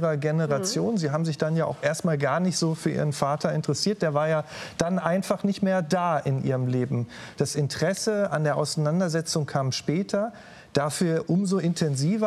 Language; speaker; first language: German; native; German